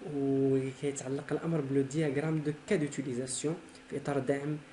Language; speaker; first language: Arabic; native; Arabic